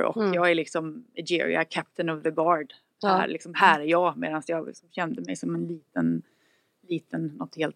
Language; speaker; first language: Swedish; native; Swedish